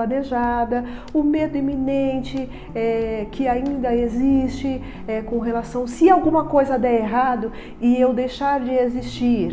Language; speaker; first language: Portuguese; native; Portuguese